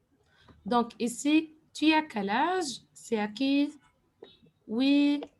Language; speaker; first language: French; non-native, fluent; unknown